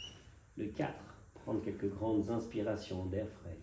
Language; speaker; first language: French; native; French